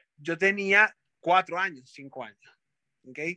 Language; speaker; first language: Spanish; native; Spanish